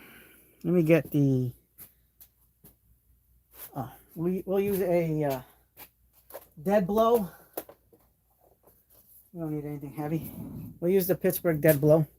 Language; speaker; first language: English; native; English